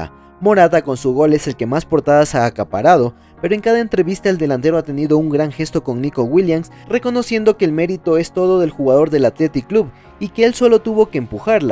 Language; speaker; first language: Spanish; native; Spanish